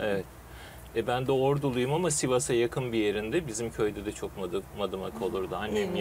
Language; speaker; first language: Turkish; native; Turkish